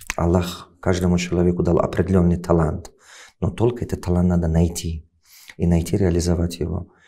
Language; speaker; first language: Russian; non-native, local second language; Tajik